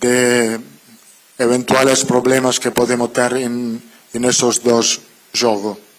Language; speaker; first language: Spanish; non-native, fluent; Italian